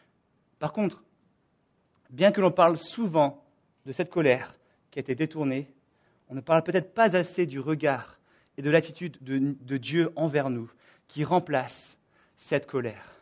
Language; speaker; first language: French; native; French